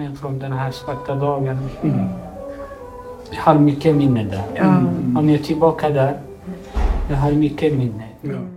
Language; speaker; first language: Swedish; non-native, learner; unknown